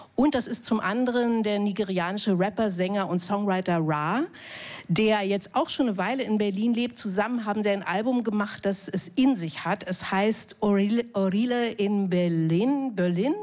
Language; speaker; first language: German; native; German